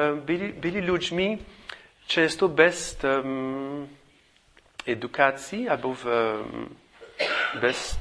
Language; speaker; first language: Polish; non-native, fluent; English